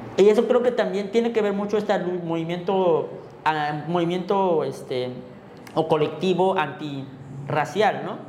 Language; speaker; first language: Spanish; non-native, local second language; Tzotzil